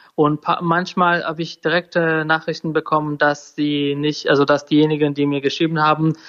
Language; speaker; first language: German; non-native, learner; Turkish